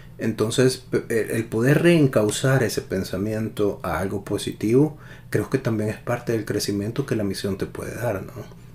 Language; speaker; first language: Spanish; native; Spanish